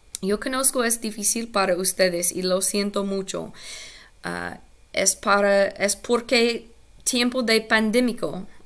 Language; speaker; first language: Spanish; non-native, learner; English